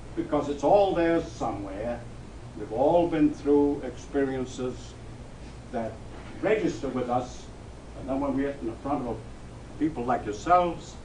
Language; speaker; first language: English; native; English